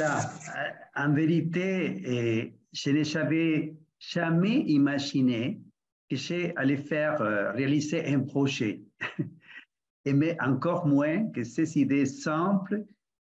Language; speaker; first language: French; non-native, fluent; Spanish